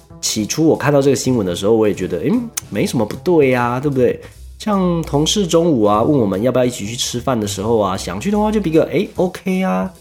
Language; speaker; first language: Chinese; native; Chinese